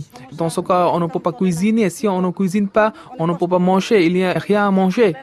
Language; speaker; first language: French; non-native, fluent; Bangla